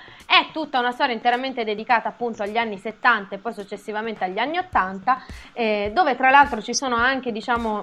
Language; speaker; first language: Italian; native; Italian